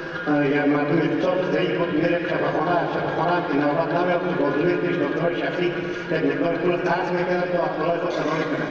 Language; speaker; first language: Persian; native; Persian